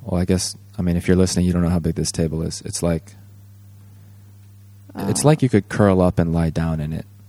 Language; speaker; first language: English; native; English